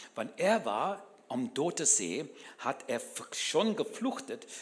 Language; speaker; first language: German; non-native, learner; English